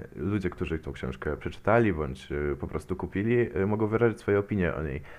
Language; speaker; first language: Polish; native; Polish